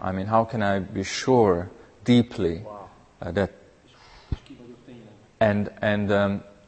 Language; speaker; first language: English; non-native, fluent; Hungarian